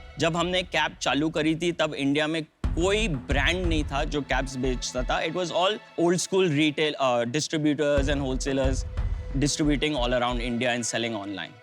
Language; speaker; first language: Hindi; early bilingual, heritage; Hindi